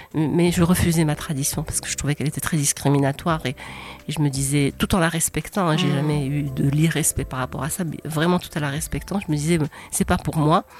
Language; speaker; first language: French; non-native, local second language; Arabic